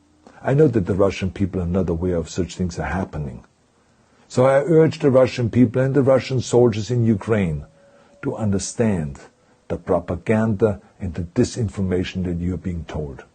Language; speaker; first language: English; non-native, fluent; German